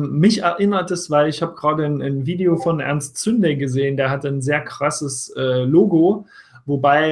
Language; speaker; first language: German; native; German